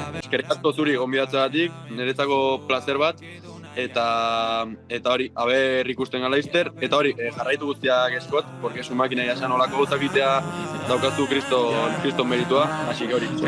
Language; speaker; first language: Basque; native; Basque